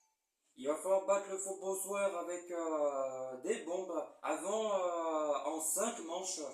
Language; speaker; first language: French; native; French